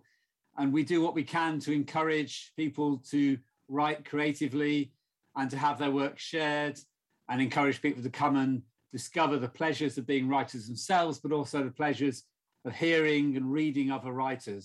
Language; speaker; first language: English; native; English